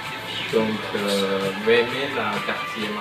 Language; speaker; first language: French; non-native, learner; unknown